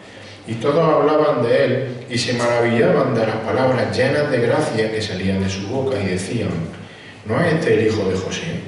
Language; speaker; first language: Spanish; native; Spanish